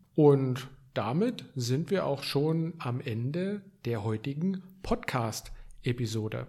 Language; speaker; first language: German; native; German